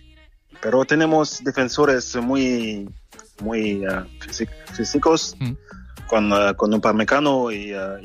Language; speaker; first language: Spanish; non-native, fluent; French